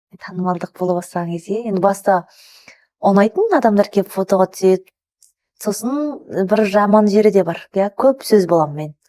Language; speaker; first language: Kazakh; early bilingual, heritage; Kazakh